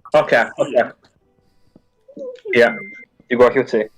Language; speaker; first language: Welsh; native; Welsh